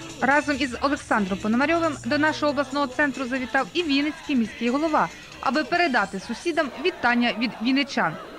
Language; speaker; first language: Ukrainian; native; Ukrainian